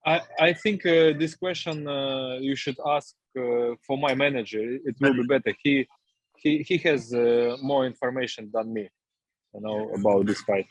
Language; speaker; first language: English; non-native, learner; Russian